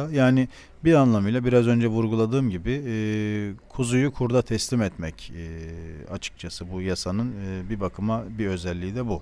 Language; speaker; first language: Turkish; native; Turkish